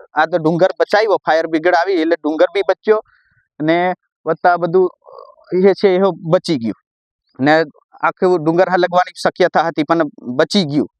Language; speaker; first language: Gujarati; non-native, local second language; Rathawi